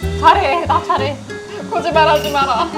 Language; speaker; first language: Korean; non-native, fluent; German